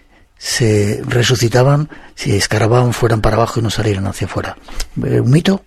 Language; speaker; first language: Spanish; native; Spanish